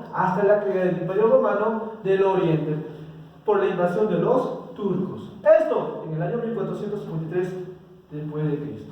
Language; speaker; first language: Spanish; native; Spanish